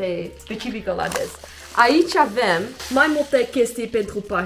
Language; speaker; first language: Romanian; non-native, learner; Dutch